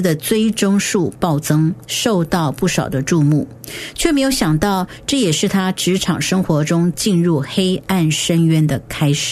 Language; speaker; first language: Chinese; native; Chinese